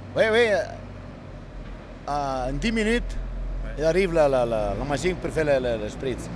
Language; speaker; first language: French; non-native, learner; Italian